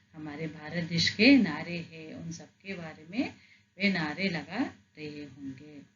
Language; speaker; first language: Hindi; non-native, local second language; Telugu